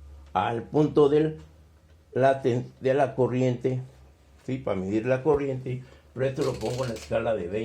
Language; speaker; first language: Spanish; native; Spanish